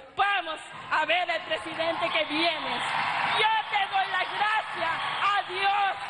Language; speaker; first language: Spanish; non-native, local second language; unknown